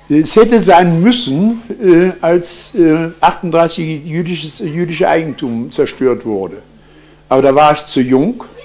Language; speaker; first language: German; native; German